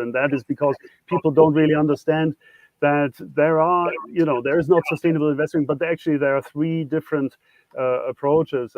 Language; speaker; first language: English; non-native, fluent; German